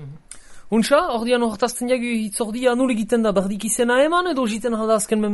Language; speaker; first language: Basque; native; Basque